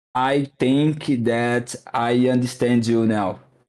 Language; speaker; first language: English; non-native, learner; Portuguese